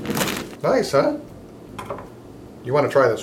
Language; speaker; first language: English; native; English